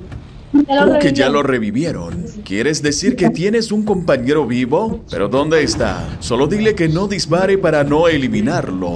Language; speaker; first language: Spanish; native; Spanish